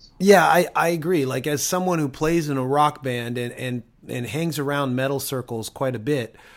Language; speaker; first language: English; native; English